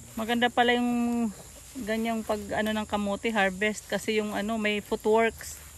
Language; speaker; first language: Filipino; non-native, local second language; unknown